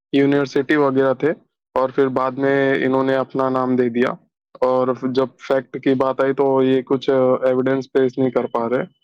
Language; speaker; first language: Hindi; native; Hindi